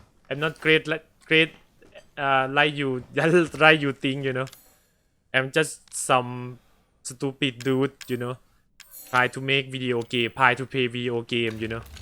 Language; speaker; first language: English; non-native, learner; Thai